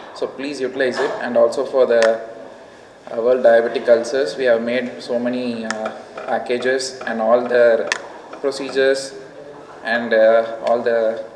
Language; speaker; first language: English; non-native, local second language; Telugu